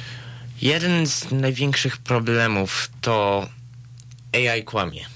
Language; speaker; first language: Polish; early bilingual, heritage; Polish